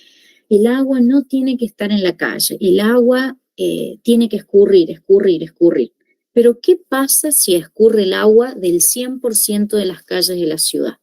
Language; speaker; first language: Spanish; native; Spanish